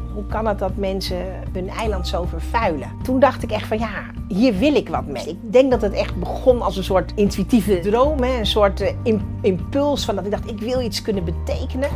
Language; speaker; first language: Dutch; early bilingual, other home language; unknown